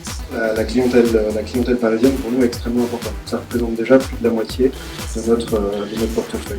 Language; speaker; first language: French; native; French